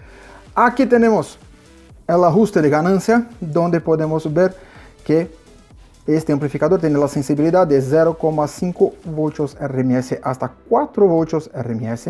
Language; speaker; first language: Spanish; non-native, fluent; Portuguese